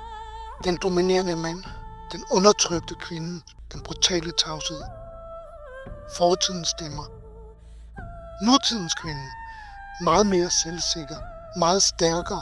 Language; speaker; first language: Danish; native; Danish